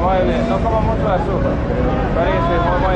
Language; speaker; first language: Spanish; non-native, fluent; English